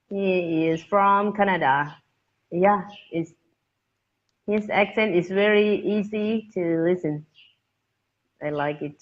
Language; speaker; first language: English; non-native, learner; Thai